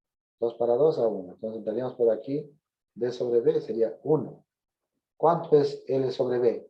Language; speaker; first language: Spanish; native; Spanish